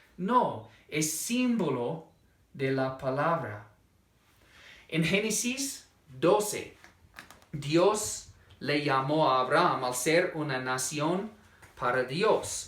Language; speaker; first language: Spanish; non-native, fluent; English